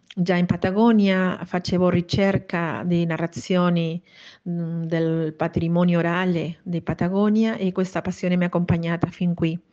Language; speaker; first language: Italian; non-native, fluent; Spanish